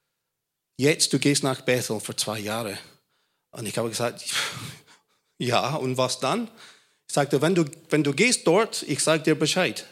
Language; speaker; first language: German; non-native, fluent; English